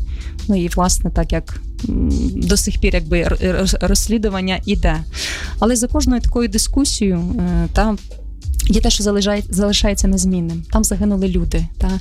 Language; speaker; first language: Ukrainian; native; Ukrainian